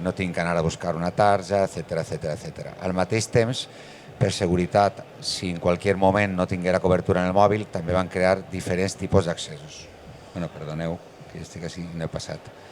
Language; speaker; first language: Catalan; non-native, local second language; Spanish